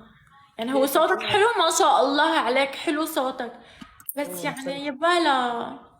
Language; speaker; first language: Arabic; native; Arabic